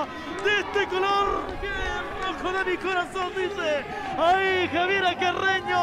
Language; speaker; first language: Spanish; native; Spanish